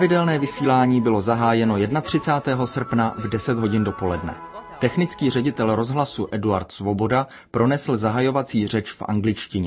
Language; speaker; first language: Czech; native; Czech